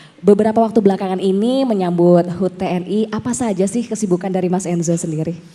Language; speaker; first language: Indonesian; native; Indonesian